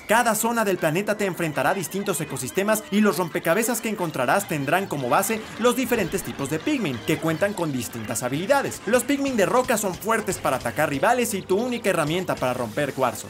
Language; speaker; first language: Spanish; native; Spanish